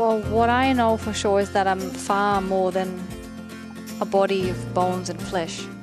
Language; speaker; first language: English; non-native, fluent; German